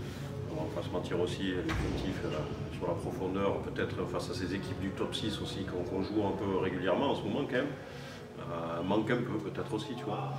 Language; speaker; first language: French; native; French